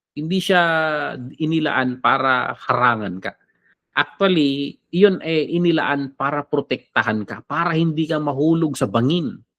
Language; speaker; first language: Filipino; non-native, local second language; Iloko